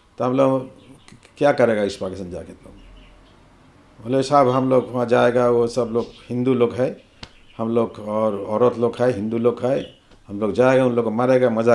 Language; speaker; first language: Hindi; non-native, learner; Bangla